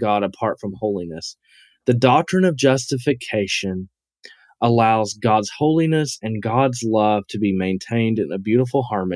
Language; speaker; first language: English; native; English